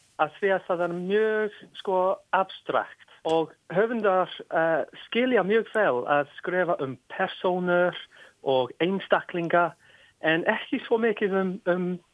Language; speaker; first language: Icelandic; non-native, fluent; English